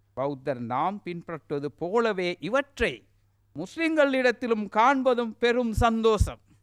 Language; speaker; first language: Tamil; non-native, local second language; Sinhala